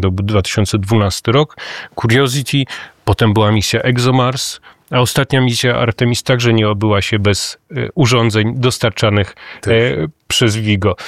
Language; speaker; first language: Polish; native; Polish